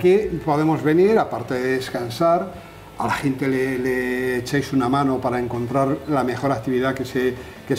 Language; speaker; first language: Spanish; native; Spanish